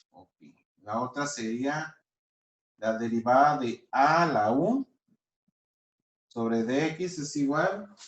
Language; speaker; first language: Spanish; native; Spanish